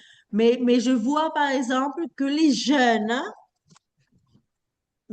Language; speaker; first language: French; non-native, fluent; Spanish